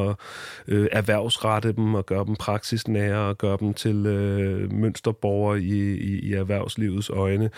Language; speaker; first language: Danish; native; Danish